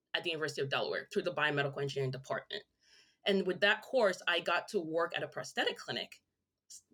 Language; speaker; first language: English; early bilingual, other home language; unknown